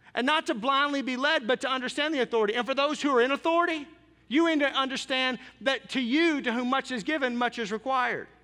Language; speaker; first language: English; native; English